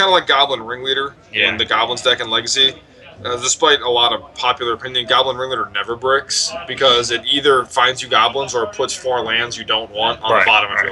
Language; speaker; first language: English; native; English